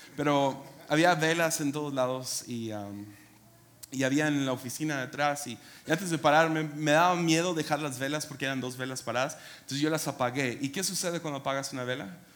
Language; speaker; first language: Spanish; non-native, fluent; English